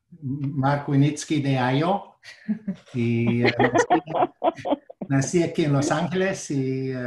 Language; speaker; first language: Spanish; non-native, fluent; English